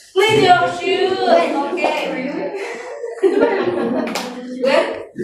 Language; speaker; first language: English; non-native, fluent; Indonesian